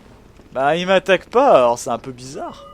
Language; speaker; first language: French; native; French